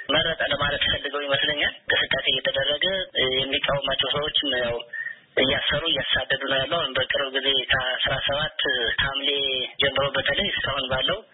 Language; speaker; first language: Amharic; native; Amharic